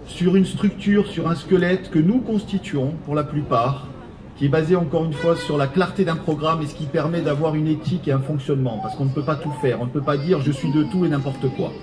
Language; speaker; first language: French; native; French